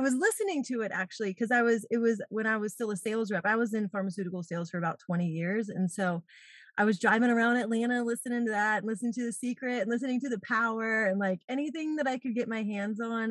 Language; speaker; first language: English; native; English